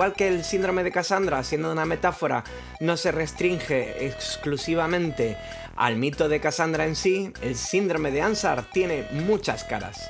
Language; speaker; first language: Spanish; native; Spanish